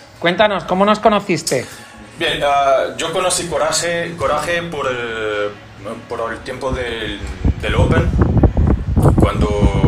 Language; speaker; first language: Spanish; non-native, learner; Portuguese